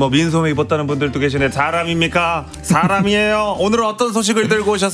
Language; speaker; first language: Korean; native; Korean